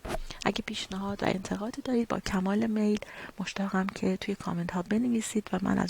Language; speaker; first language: Persian; native; Persian